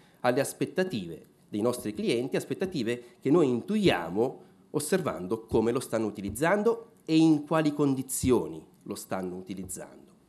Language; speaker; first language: Italian; native; Italian